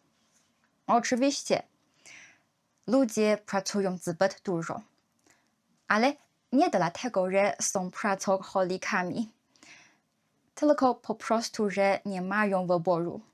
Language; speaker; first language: Polish; non-native, learner; Chinese